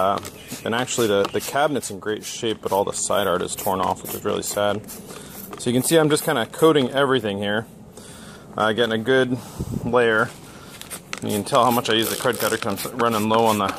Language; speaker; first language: English; native; English